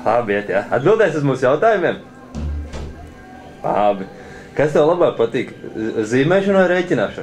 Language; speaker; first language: Latvian; native; Latvian